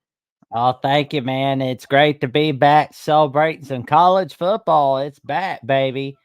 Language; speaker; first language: English; native; English